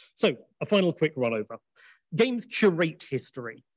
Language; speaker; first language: English; native; English